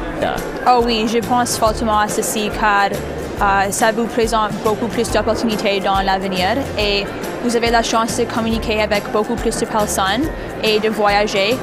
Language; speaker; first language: French; non-native, local second language; English